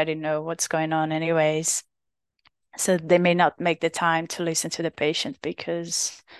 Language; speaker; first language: English; non-native, fluent; Portuguese